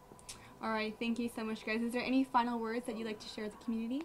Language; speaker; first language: English; native; English